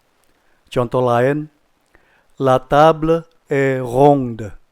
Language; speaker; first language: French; non-native, fluent; Indonesian